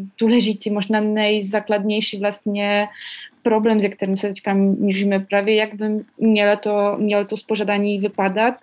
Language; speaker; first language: Czech; non-native, learner; Polish